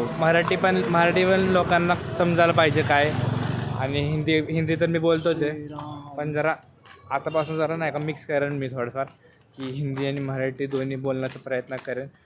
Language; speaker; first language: Marathi; non-native, local second language; Hindi